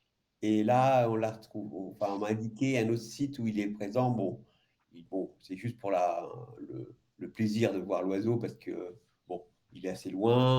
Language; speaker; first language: French; native; French